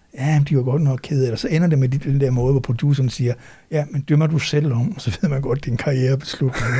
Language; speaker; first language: Danish; native; Danish